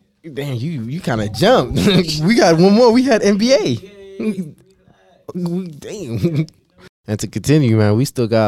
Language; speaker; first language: English; native; English